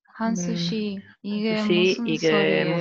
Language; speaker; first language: Korean; non-native, learner; Spanish